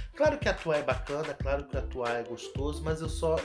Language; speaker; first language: Portuguese; native; Portuguese